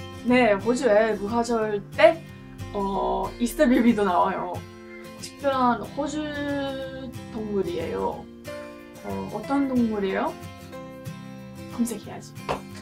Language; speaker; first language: Korean; non-native, learner; English